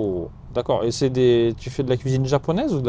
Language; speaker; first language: French; native; French